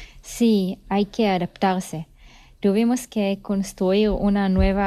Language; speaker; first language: Spanish; non-native, learner; Hebrew